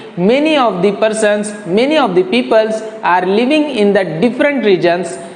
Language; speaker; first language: English; non-native, local second language; Marathi